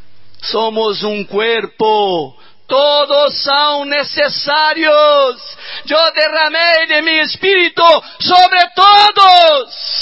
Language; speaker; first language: Spanish; non-native, learner; Portuguese